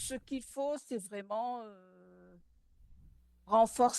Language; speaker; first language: French; non-native, local second language; Malagasy